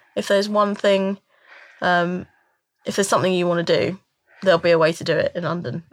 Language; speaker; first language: English; native; English